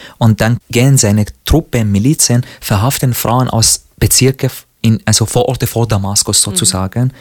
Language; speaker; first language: German; non-native, fluent; Arabic